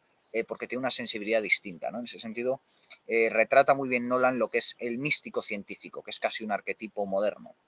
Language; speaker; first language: Spanish; native; Spanish